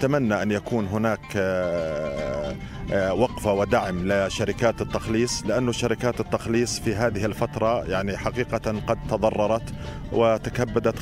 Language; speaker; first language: Arabic; native; Arabic